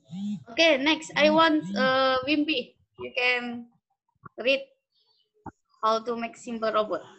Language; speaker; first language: English; non-native, learner; Indonesian